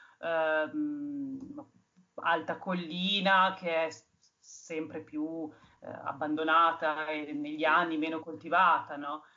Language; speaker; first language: Italian; native; Italian